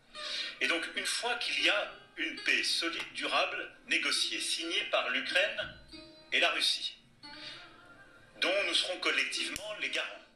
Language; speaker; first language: French; native; French